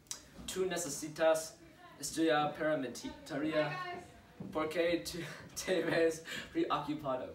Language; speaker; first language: Spanish; non-native, learner; English